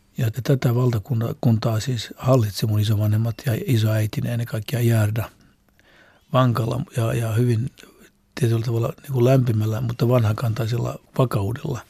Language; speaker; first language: Finnish; non-native, local second language; Swedish